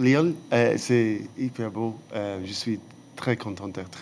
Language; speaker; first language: French; non-native, fluent; English